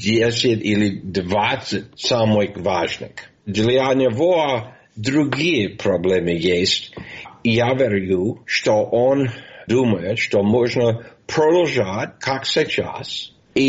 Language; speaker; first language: Russian; non-native, fluent; English